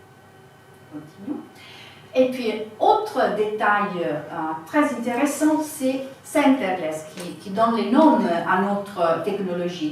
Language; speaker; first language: French; non-native, fluent; Italian